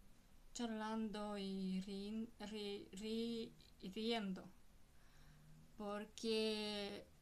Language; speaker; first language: Spanish; non-native, learner; Russian